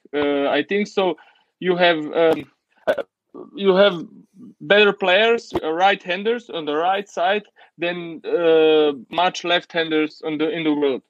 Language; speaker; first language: English; non-native, learner; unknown